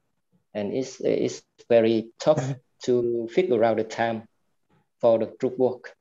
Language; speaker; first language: English; non-native, fluent; Vietnamese